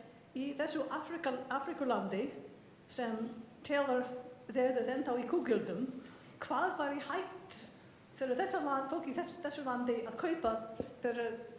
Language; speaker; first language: Icelandic; non-native, fluent; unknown